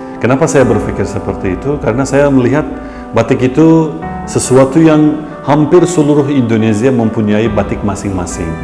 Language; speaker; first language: Indonesian; non-native, fluent; Turkish